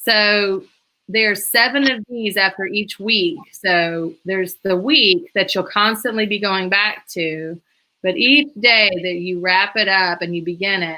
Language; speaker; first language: English; native; English